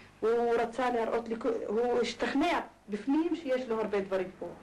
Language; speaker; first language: Hebrew; non-native, local second language; Arabic